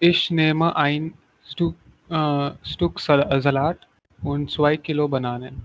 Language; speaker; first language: German; non-native, learner; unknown